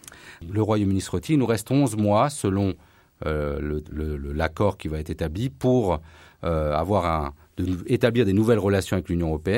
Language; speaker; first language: French; native; French